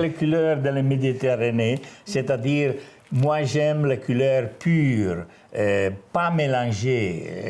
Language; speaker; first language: French; non-native, fluent; Italian